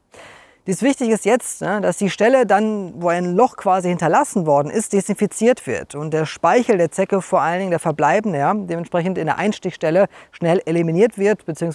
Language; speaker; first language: German; native; German